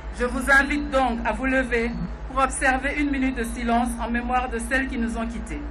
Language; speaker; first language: French; non-native, local second language; Lingala